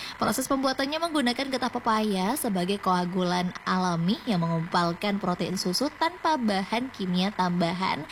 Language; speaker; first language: Indonesian; native; Indonesian